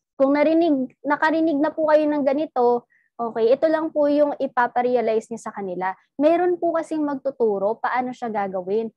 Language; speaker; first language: Filipino; non-native, local second language; Cebuano